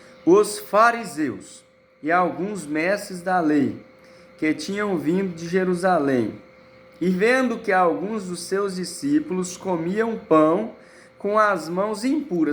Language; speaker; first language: Portuguese; native; Portuguese